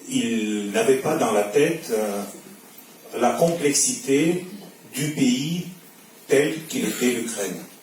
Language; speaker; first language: French; non-native, fluent; Russian